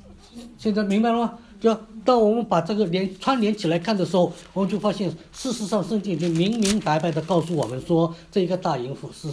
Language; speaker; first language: Chinese; native; Chinese